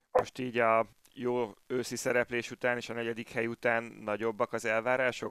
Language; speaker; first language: Hungarian; native; Hungarian